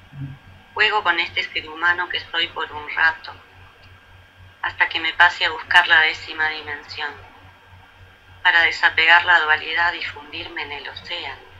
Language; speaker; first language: Spanish; native; Spanish